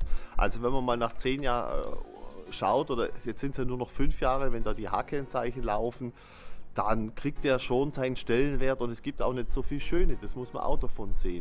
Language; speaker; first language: German; native; German